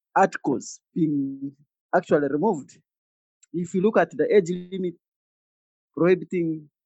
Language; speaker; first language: English; non-native, local second language; Ganda